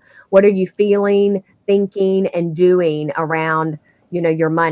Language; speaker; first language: English; native; English